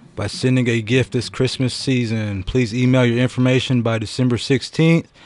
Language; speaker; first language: English; native; English